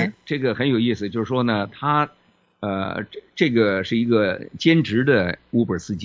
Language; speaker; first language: Chinese; native; Chinese